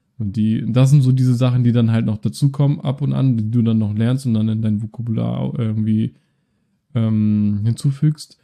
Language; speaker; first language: German; early bilingual, other home language; Russian